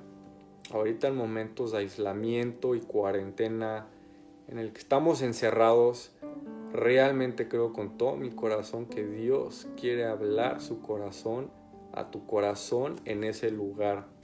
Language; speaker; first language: Spanish; native; Spanish